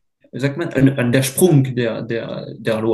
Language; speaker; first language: German; non-native, fluent; French